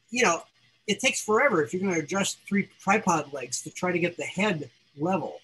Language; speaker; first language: English; native; English